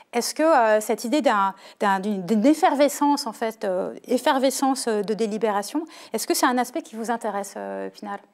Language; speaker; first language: French; native; French